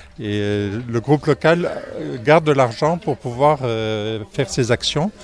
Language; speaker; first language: French; native; French